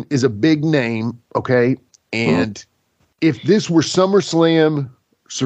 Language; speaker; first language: English; native; English